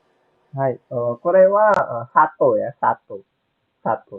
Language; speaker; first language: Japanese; non-native, fluent; Indonesian